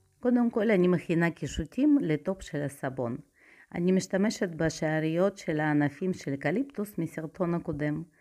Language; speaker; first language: Hebrew; non-native, fluent; Russian